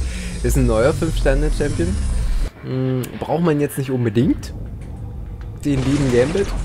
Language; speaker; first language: German; native; German